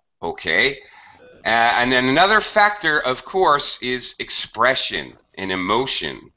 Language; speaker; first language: English; native; English